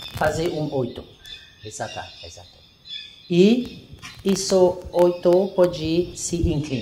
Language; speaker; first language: Portuguese; non-native, learner; French